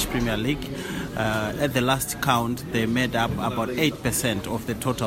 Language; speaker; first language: English; non-native, local second language; Shona